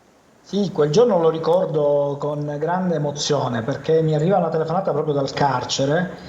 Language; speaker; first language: Italian; native; Italian